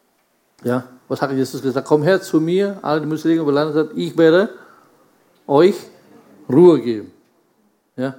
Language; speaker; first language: German; non-native, fluent; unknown